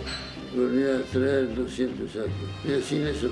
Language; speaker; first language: Spanish; non-native, learner; Arabic